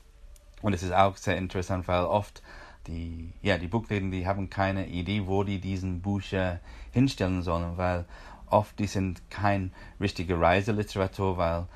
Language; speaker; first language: German; non-native, fluent; English